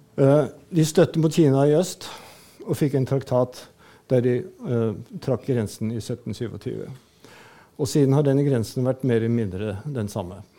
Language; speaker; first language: Norwegian; native; Norwegian